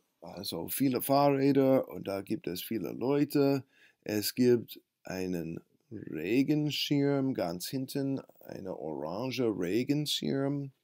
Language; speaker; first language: German; non-native, fluent; English